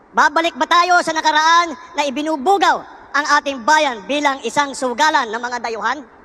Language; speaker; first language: Filipino; native; Filipino